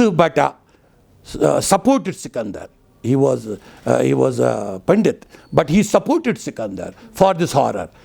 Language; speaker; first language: English; non-native, local second language; Kashmiri